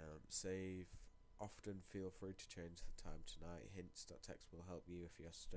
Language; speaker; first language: English; native; English